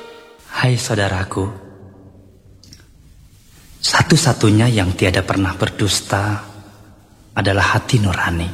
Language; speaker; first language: Indonesian; native; Indonesian